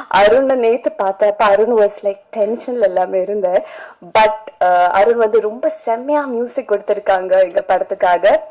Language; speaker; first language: Tamil; non-native, fluent; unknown